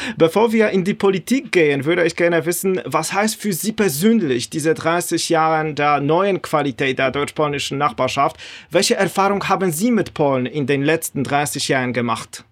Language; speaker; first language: German; non-native, fluent; Polish